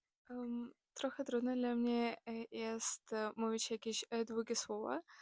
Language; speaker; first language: Polish; non-native, fluent; Ukrainian